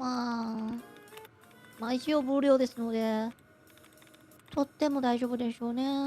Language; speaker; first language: Japanese; non-native, fluent; Chinese